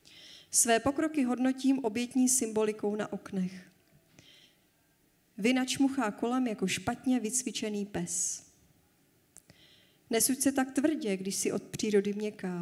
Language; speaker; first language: Czech; native; Czech